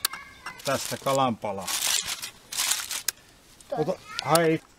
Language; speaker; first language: Finnish; native; Finnish